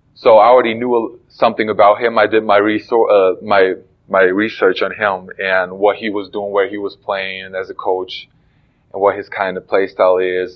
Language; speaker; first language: English; non-native, fluent; German